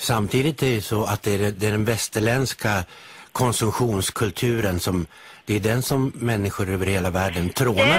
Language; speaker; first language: Swedish; native; Swedish